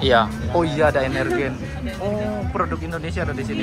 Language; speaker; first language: Indonesian; native; Indonesian